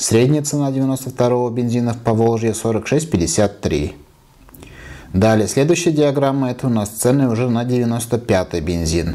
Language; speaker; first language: Russian; native; Russian